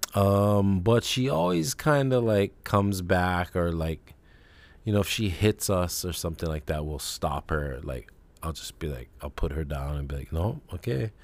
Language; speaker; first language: English; native; English